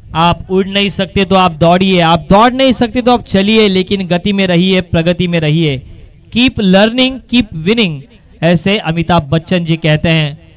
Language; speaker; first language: Hindi; non-native, local second language; Marathi